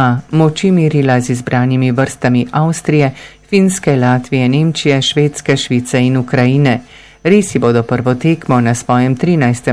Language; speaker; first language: Slovenian; native; Slovenian